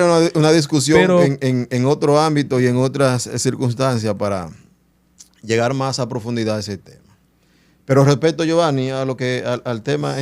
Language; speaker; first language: Spanish; native; Spanish